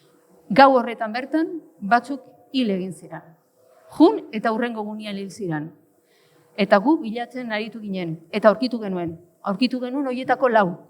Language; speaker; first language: Basque; native; Basque